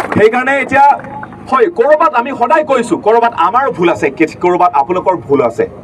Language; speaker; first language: Assamese; non-native, local second language; Karbi